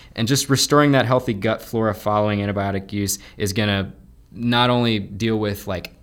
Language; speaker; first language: English; native; English